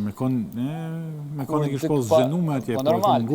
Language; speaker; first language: Albanian; native; Albanian